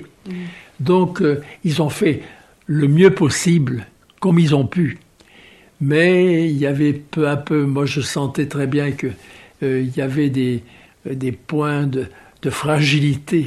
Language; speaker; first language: French; native; French